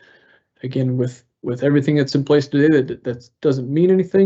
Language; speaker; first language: English; native; English